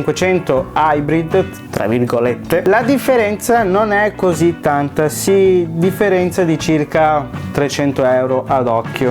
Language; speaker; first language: Italian; native; Italian